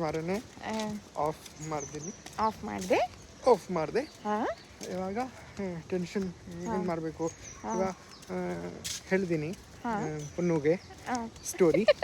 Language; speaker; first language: Kannada; non-native, learner; Hindi